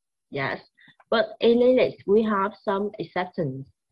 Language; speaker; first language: English; non-native, fluent; Vietnamese